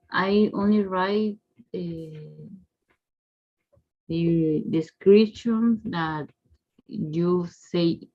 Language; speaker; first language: English; non-native, learner; Spanish